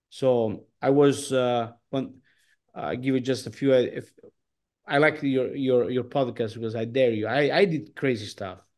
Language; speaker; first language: English; non-native, learner; Italian